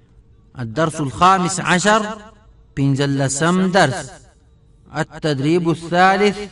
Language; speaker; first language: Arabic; non-native, fluent; Pashto